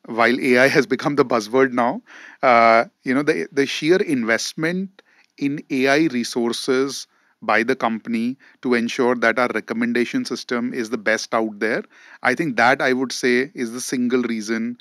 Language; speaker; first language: English; non-native, local second language; Hindi